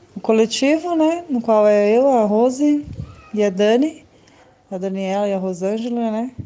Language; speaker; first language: Portuguese; native; Portuguese